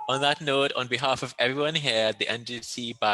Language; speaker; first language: English; native; English